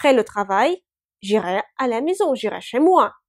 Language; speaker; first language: French; non-native, fluent; Russian